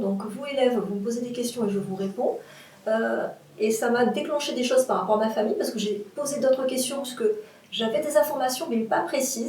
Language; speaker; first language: French; native; French